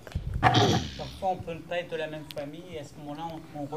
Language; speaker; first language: French; native; French